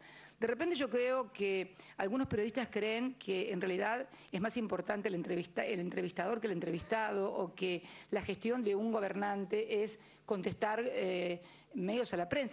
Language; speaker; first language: Spanish; native; Spanish